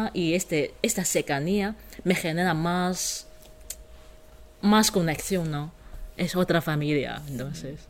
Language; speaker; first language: Spanish; non-native, fluent; Chinese